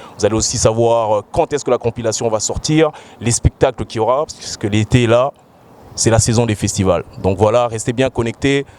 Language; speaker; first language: French; early bilingual, other home language; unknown